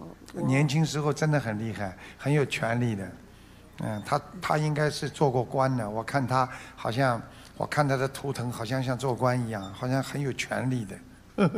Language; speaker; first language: Chinese; non-native, local second language; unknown